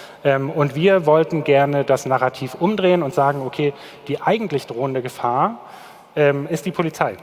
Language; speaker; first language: German; native; German